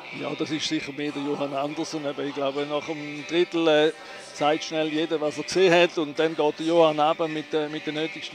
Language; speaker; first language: German; native; German